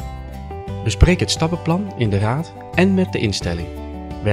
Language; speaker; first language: Dutch; native; Dutch